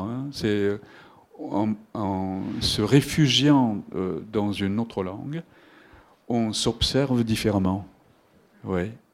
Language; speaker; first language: French; non-native, fluent; Japanese